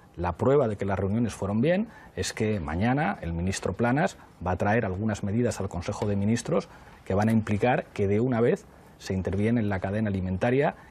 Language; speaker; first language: Spanish; native; Spanish